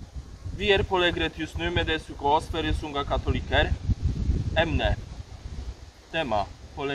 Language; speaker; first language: Swedish; non-native, fluent; Polish